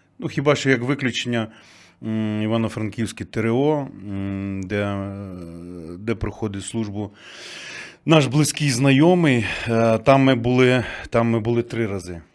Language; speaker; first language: Ukrainian; native; Ukrainian